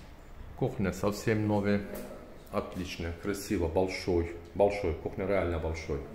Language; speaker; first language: Russian; non-native, learner; Turkish